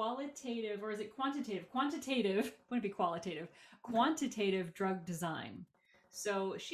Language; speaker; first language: English; native; English